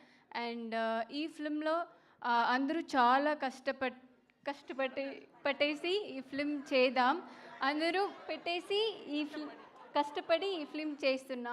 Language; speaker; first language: Telugu; non-native, learner; Tamil